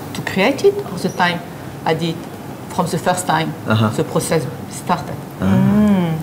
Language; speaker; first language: English; non-native, learner; French